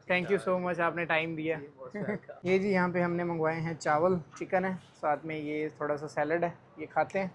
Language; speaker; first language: Urdu; non-native, local second language; Punjabi